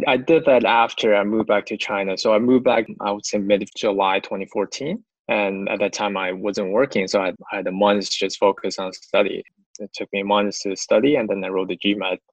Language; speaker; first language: English; non-native, fluent; Chinese